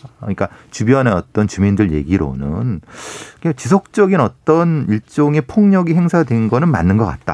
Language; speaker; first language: Korean; native; Korean